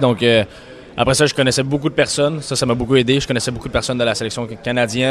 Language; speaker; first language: French; native; French